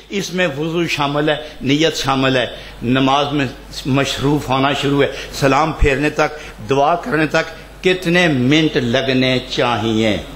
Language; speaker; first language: Urdu; non-native, local second language; Punjabi